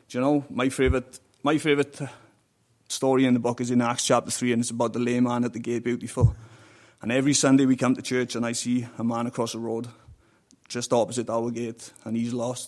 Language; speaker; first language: English; native; English